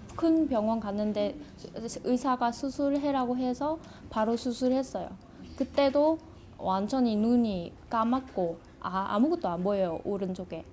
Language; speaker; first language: Korean; non-native, fluent; Vietnamese